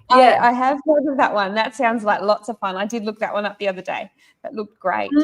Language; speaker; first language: English; native; English